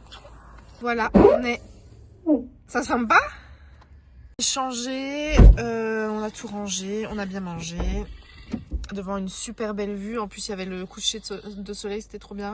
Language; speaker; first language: French; native; French